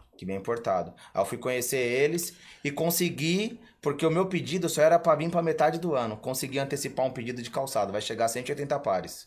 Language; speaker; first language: Portuguese; native; Portuguese